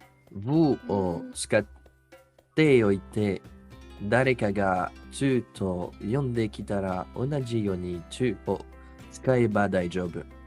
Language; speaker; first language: Japanese; non-native, learner; French